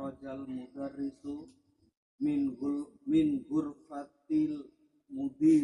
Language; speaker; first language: Arabic; non-native, learner; Indonesian